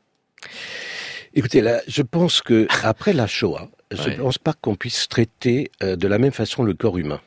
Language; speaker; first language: French; early bilingual, other home language; Romanian